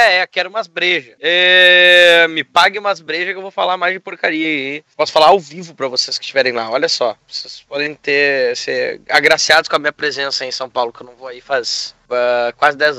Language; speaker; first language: Portuguese; native; Portuguese